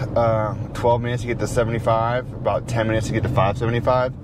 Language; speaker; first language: English; native; English